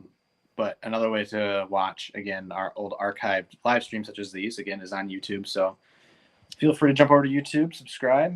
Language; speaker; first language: English; native; English